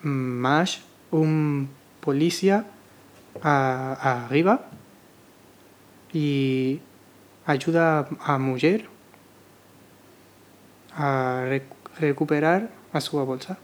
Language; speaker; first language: Portuguese; non-native, learner; Spanish